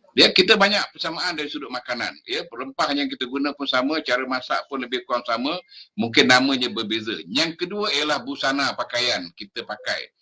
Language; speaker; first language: Malay; native; Malay